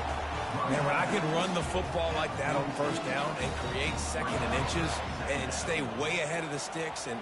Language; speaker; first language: English; native; English